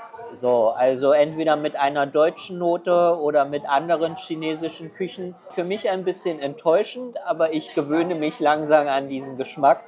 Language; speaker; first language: German; non-native, fluent; Chinese